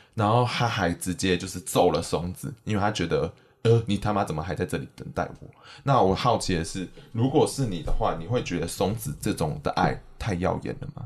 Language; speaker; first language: Chinese; native; Chinese